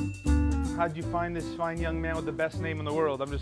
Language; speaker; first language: English; native; English